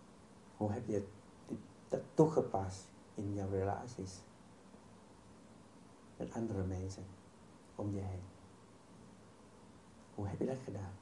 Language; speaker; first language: Dutch; non-native, fluent; Vietnamese